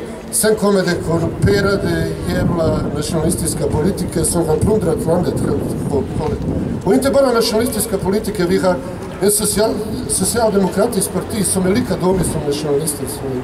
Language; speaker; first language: Swedish; non-native, fluent; Bosnian